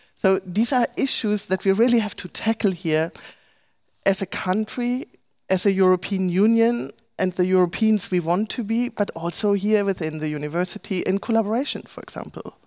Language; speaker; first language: English; non-native, fluent; German